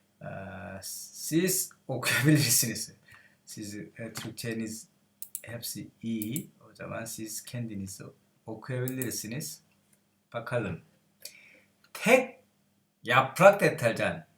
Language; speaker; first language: Turkish; non-native, learner; Korean